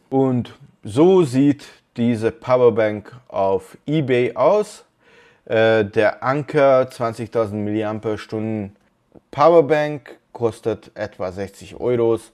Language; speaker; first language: German; non-native, fluent; Hungarian